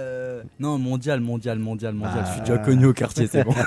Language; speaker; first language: French; native; French